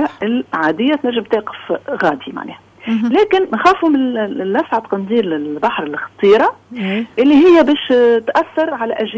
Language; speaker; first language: Arabic; native; Arabic